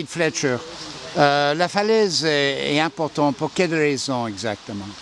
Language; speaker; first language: French; non-native, local second language; English